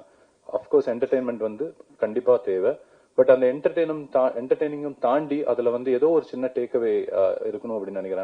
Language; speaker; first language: Tamil; native; Tamil